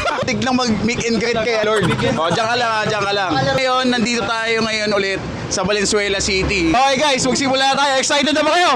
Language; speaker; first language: Filipino; native; Filipino